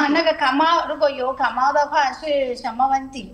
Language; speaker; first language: Chinese; non-native, learner; Telugu